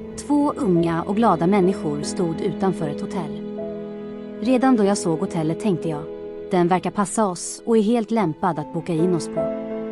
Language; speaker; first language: Swedish; non-native, fluent; Croatian